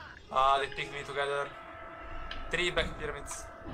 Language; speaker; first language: English; non-native, learner; Italian